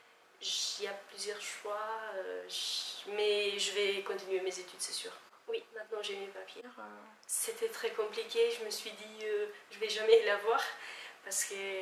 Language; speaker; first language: French; non-native, fluent; Albanian